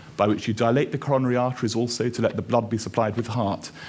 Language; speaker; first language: English; native; English